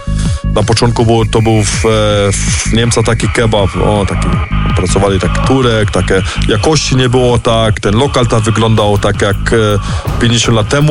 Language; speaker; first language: Polish; early bilingual, heritage; Polish